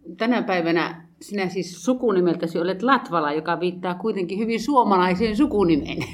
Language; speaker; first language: Finnish; native; Finnish